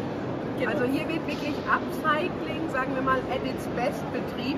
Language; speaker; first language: German; native; German